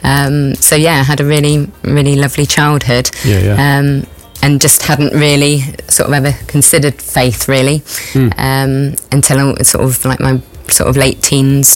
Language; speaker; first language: English; native; English